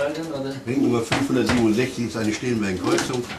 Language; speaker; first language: German; native; German